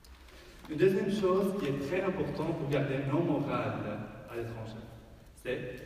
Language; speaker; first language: French; non-native, fluent; Arabic